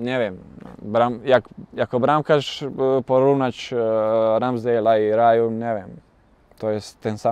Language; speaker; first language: Polish; non-native, learner; Bosnian